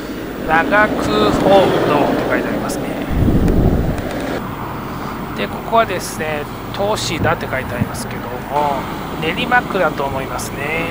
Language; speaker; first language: Japanese; native; Japanese